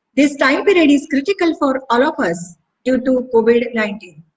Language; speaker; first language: English; non-native, local second language; Marathi